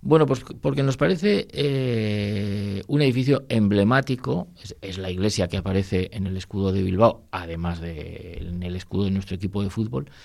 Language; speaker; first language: Spanish; native; Spanish